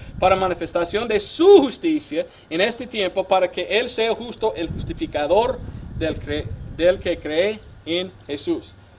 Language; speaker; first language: Spanish; non-native, fluent; English